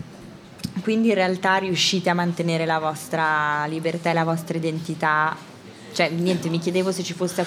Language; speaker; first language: Italian; native; Italian